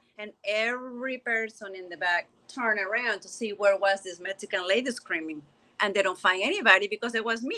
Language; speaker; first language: English; non-native, fluent; Spanish